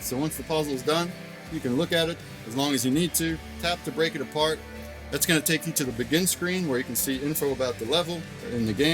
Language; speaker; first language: English; native; English